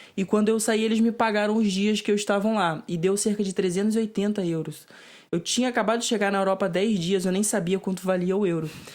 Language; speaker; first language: Portuguese; native; Portuguese